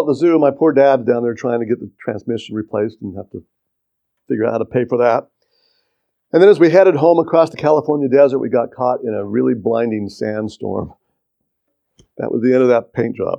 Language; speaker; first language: English; native; English